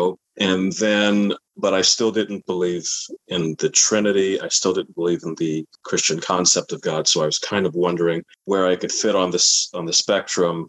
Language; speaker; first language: English; native; English